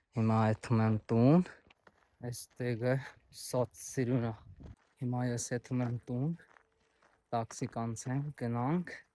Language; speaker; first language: Armenian; non-native, learner; Hindi